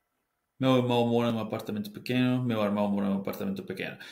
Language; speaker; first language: Portuguese; non-native, learner; Spanish